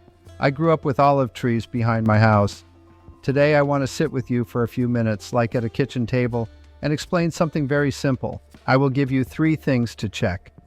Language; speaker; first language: English; non-native, fluent; Italian